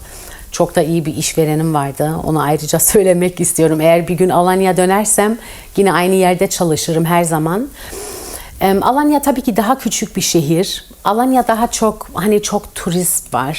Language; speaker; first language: Turkish; early bilingual, heritage; Turkish